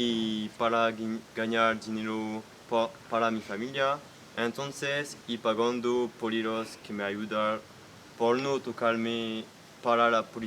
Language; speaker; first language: Spanish; non-native, learner; French